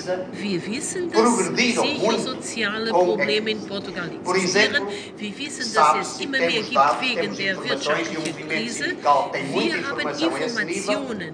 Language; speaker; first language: German; non-native, fluent; Portuguese